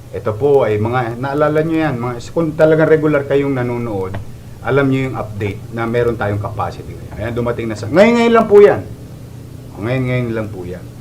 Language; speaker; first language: Filipino; native; Filipino